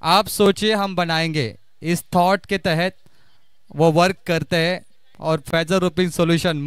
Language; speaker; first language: Hindi; non-native, local second language; Marathi